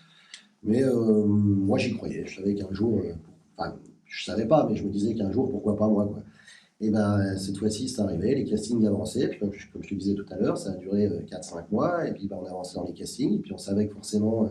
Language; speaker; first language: French; native; French